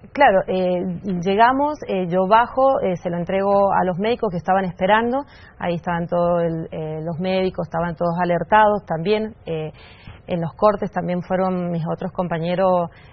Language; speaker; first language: Spanish; native; Spanish